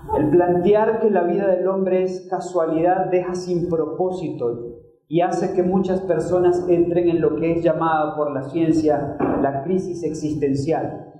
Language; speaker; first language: Spanish; native; Spanish